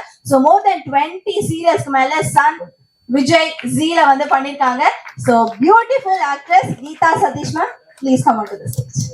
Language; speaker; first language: Tamil; native; Tamil